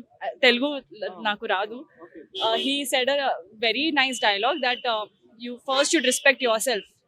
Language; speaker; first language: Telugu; non-native, learner; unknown